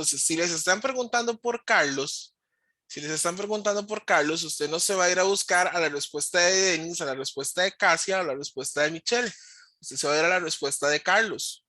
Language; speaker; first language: Spanish; native; Spanish